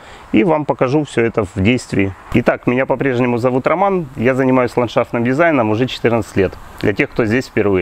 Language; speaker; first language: Russian; native; Russian